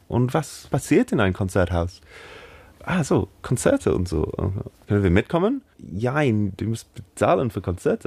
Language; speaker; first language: German; non-native, fluent; English